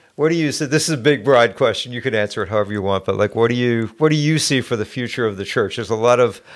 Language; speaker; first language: English; native; English